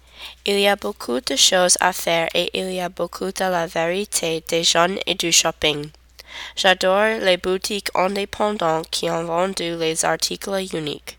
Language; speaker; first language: French; non-native, learner; English